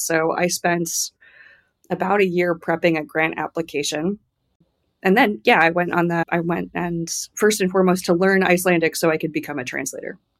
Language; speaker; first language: English; native; English